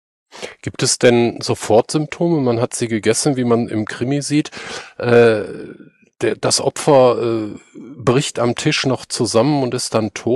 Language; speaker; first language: German; native; German